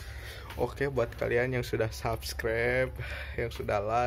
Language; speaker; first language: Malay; non-native, local second language; Sundanese